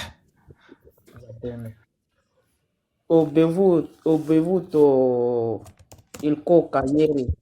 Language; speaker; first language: Italian; non-native, learner; French